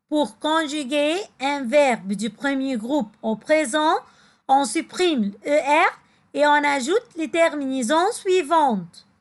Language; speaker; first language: French; non-native, fluent; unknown